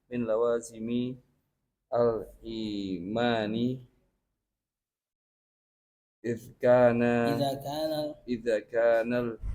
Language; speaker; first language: Arabic; non-native, learner; Indonesian